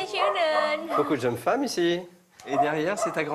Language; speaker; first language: French; native; French